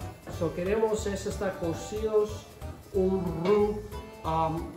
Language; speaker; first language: Spanish; non-native, fluent; English